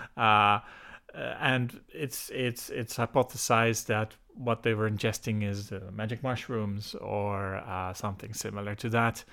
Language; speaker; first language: English; non-native, fluent; Dutch